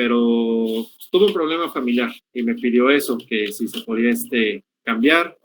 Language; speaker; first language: Spanish; native; Spanish